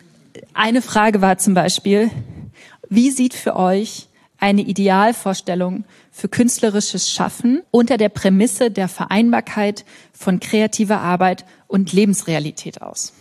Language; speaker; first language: German; native; German